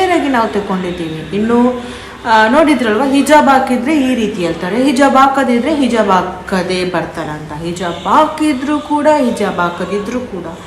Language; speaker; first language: Kannada; non-native, local second language; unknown